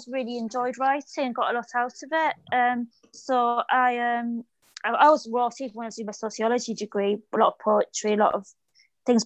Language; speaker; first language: English; native; English